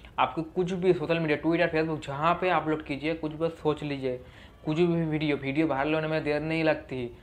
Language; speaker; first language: Hindi; non-native, local second language; Bangla